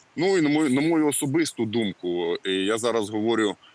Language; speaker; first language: Ukrainian; native; Ukrainian